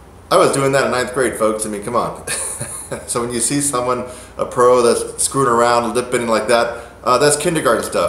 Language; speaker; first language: English; native; English